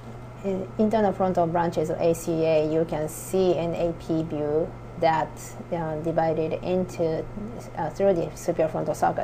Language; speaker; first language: English; non-native, fluent; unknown